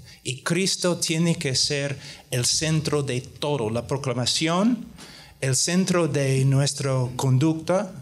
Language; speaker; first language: Spanish; non-native, fluent; English